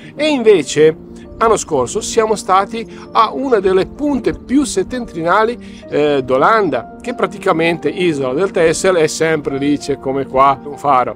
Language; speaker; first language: Italian; non-native, fluent; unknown